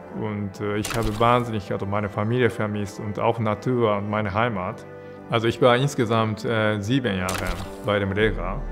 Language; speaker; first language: German; non-native, fluent; Japanese